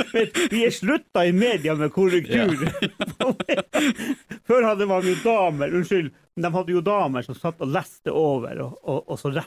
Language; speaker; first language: Norwegian; native; Norwegian